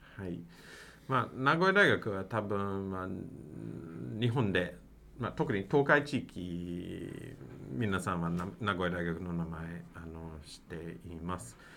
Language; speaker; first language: Japanese; non-native, fluent; English